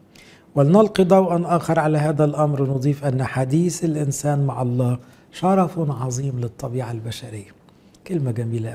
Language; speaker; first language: Arabic; native; Arabic